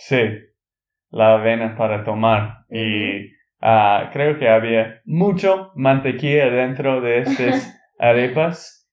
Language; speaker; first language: Spanish; non-native, learner; English